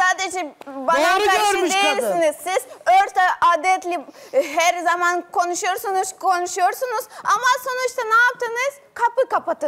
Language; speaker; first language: Turkish; non-native, learner; Russian